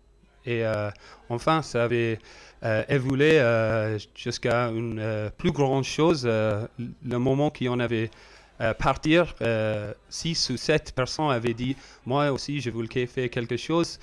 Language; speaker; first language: French; non-native, learner; English